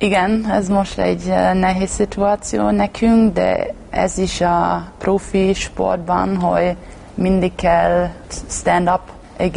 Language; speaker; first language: Hungarian; non-native, learner; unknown